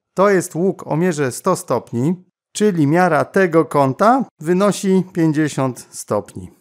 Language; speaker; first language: Polish; native; Polish